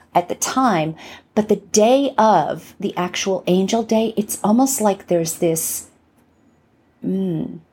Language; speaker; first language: English; native; English